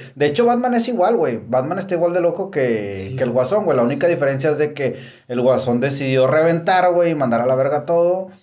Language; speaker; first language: Spanish; native; Spanish